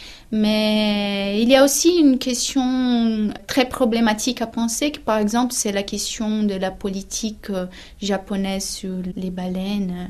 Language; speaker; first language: French; non-native, fluent; Portuguese